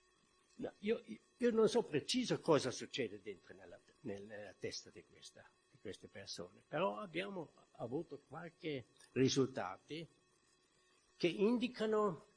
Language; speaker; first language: Italian; non-native, fluent; German